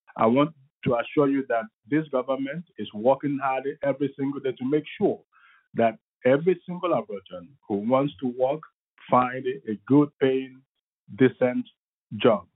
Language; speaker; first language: English; non-native, local second language; Igbo